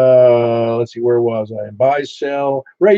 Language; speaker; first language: English; native; English